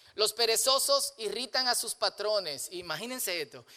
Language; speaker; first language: Spanish; native; Spanish